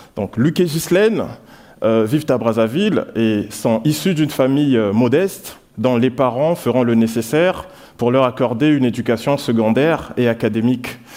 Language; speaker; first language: French; non-native, local second language; Lingala